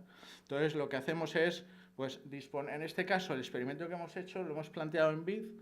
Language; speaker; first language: Spanish; native; Spanish